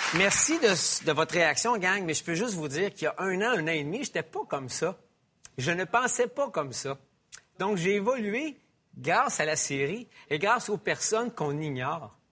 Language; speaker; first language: French; native; French